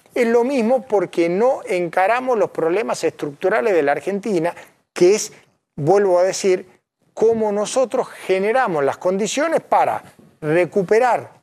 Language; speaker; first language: Spanish; native; Spanish